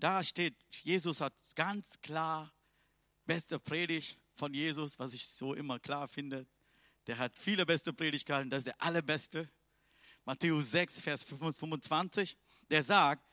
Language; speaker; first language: German; non-native, learner; Tamil